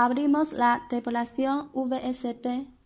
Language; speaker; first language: Spanish; non-native, learner; Chinese